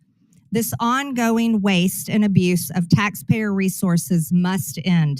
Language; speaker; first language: English; native; English